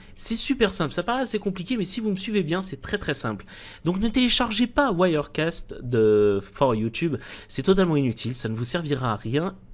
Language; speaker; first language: French; native; French